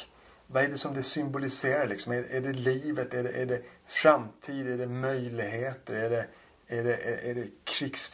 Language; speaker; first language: Swedish; native; Swedish